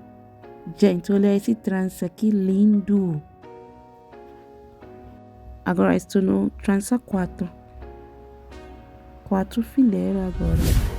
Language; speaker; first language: Portuguese; non-native, learner; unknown